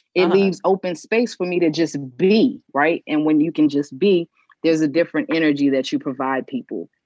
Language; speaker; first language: English; native; English